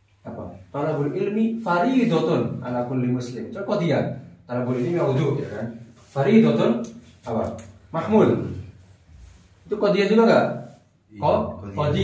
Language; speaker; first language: Arabic; non-native, fluent; Indonesian